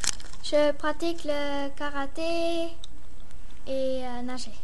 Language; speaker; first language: French; non-native, local second language; Luxembourgish